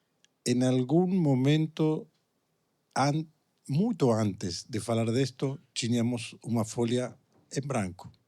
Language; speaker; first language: Portuguese; non-native, fluent; Spanish